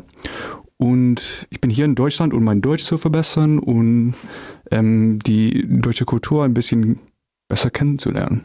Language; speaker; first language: German; non-native, fluent; English